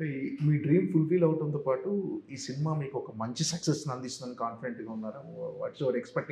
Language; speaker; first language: Telugu; native; Telugu